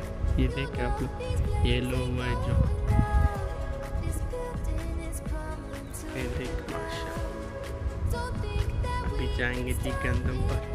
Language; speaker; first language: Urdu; non-native, local second language; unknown